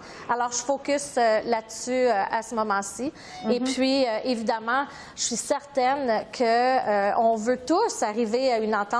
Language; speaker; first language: French; native; French